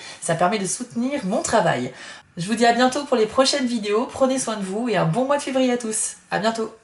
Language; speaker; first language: French; native; French